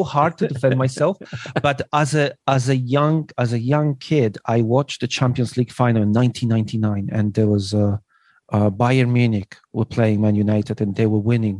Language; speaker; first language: English; non-native, fluent; Polish